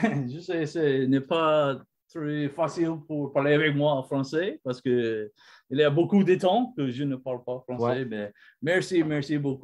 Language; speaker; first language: French; non-native, learner; English